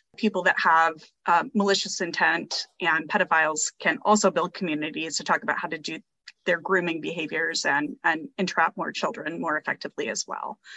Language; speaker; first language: English; native; English